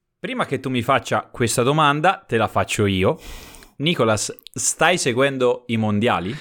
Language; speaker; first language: Italian; native; Italian